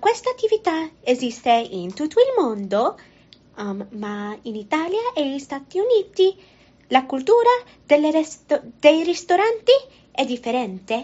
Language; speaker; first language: Italian; non-native, learner; English